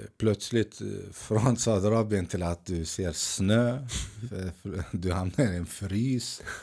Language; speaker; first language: Swedish; early bilingual, other home language; Arabic